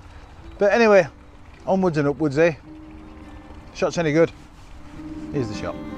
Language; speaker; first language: English; native; English